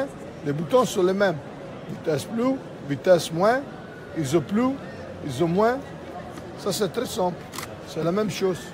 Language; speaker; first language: French; non-native, fluent; Italian